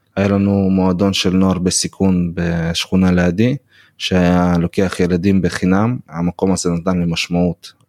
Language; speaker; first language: Hebrew; early bilingual, other home language; Russian